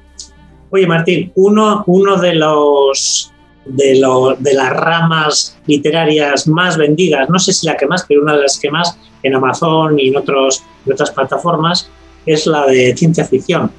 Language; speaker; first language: Spanish; native; Spanish